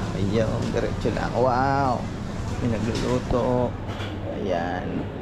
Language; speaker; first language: Filipino; native; Filipino